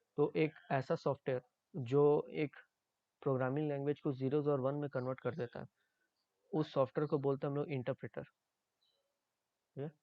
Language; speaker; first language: Hindi; native; Hindi